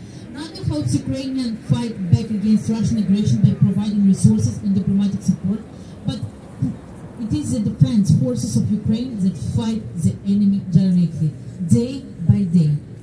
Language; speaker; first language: English; non-native, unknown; Ukrainian